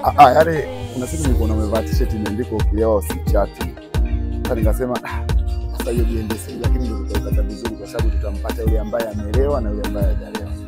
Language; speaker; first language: Swahili; native; Swahili